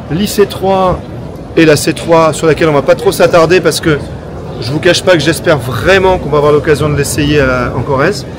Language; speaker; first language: French; native; French